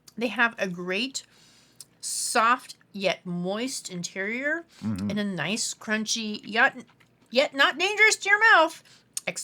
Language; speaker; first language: English; native; English